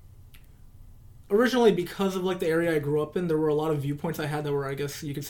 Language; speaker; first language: English; native; English